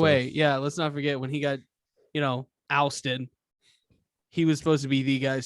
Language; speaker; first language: English; native; English